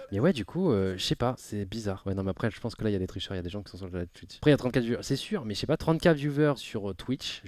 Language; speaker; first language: French; native; French